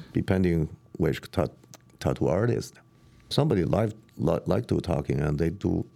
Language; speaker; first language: English; non-native, learner; Chinese